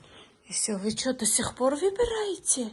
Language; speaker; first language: Russian; non-native, local second language; Tajik